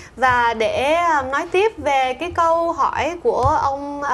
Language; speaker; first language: Vietnamese; early bilingual, heritage; Vietnamese